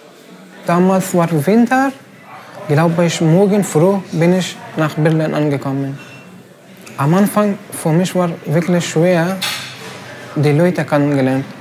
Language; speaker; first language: German; non-native, learner; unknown